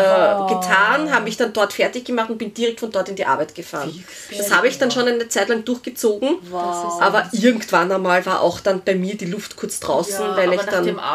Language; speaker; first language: German; native; German